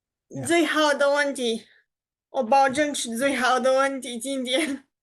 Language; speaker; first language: Chinese; non-native, learner; Romanian